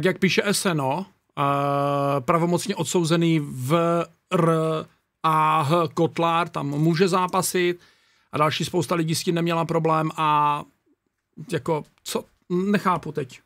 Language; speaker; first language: Czech; native; Czech